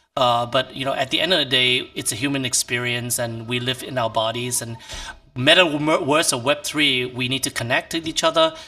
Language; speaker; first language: English; non-native, local second language; Cantonese